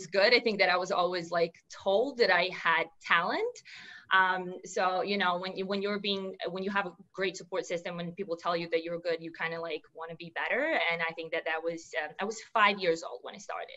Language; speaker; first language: English; non-native, fluent; Serbian